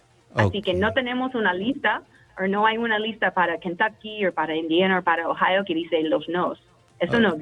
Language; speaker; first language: Spanish; non-native, fluent; English